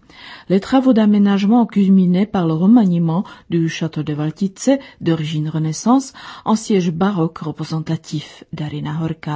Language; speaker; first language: French; non-native, fluent; Czech